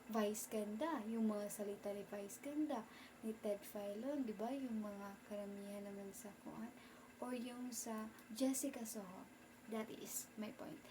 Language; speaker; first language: Filipino; non-native, local second language; Surigaonon